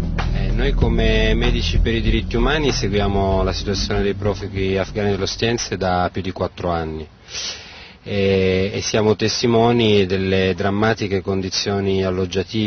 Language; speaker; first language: Italian; native; Italian